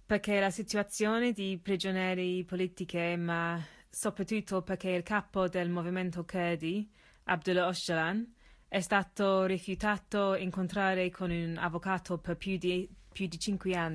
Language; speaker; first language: Italian; non-native, learner; English